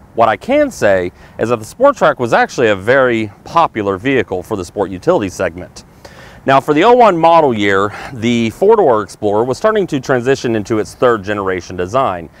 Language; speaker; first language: English; native; English